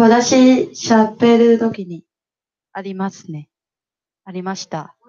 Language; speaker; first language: Japanese; non-native, fluent; Chinese